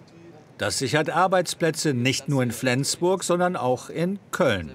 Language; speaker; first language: German; native; German